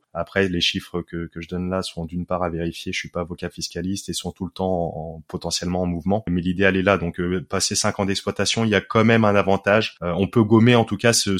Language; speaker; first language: French; native; French